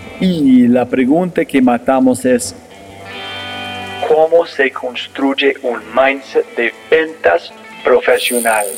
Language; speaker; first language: Spanish; non-native, fluent; English